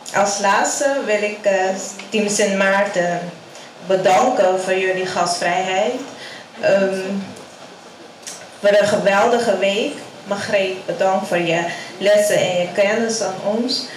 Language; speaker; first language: Dutch; non-native, local second language; English